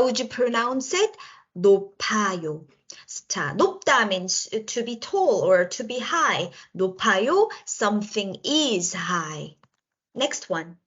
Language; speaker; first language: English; non-native, local second language; Korean